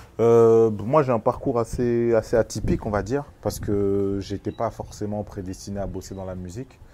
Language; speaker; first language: French; early bilingual, other home language; Lingala